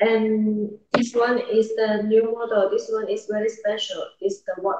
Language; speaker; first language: English; non-native, learner; Chinese